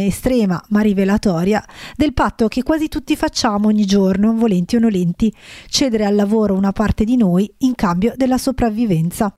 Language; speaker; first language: Italian; native; Italian